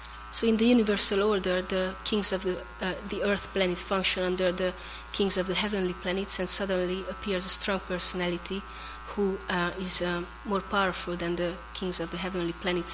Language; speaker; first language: English; non-native, fluent; Hungarian